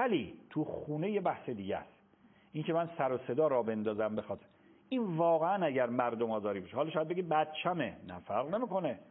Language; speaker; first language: Persian; native; Persian